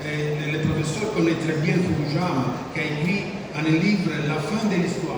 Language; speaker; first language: French; non-native, fluent; Italian